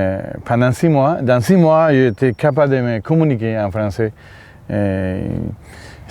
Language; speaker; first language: French; non-native, fluent; Spanish